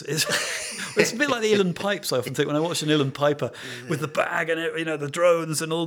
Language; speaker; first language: English; native; English